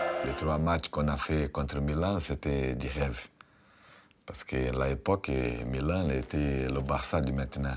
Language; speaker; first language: French; non-native, fluent; Portuguese